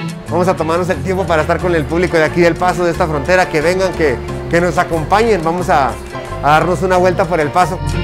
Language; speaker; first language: Spanish; early bilingual, heritage; Spanish